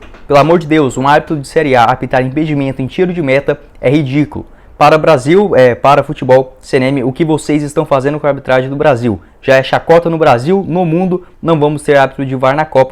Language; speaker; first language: Portuguese; native; Portuguese